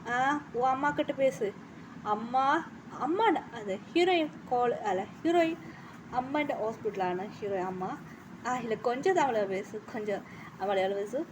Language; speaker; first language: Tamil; non-native, learner; Malayalam